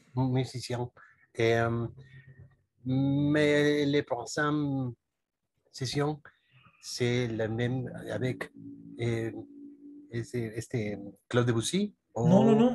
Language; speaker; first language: French; non-native, learner; Spanish